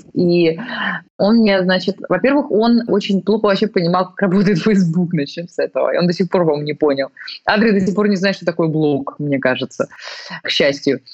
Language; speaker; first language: Russian; native; Russian